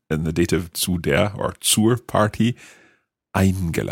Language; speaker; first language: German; non-native, learner; English